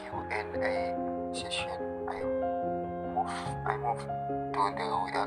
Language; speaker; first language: English; non-native, learner; Indonesian